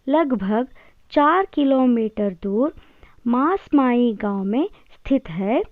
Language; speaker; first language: Hindi; non-native, local second language; Kannada